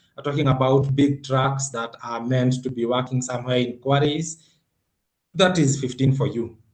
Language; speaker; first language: English; non-native, local second language; Swahili